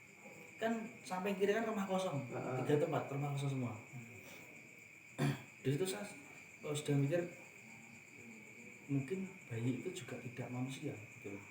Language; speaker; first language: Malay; non-native, local second language; Javanese